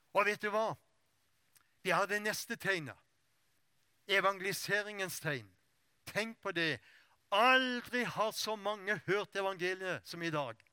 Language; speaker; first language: Norwegian; native; Norwegian